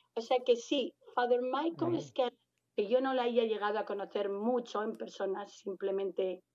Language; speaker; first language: Spanish; native; Spanish